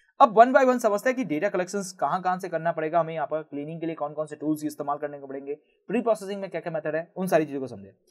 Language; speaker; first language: Hindi; native; Hindi